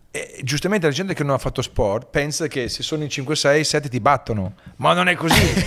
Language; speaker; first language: Italian; early bilingual, heritage; Italian